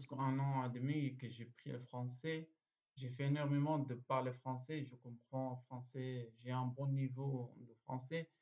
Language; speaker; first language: French; non-native, learner; Arabic